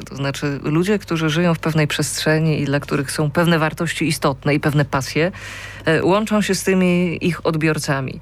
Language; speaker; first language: Polish; native; Polish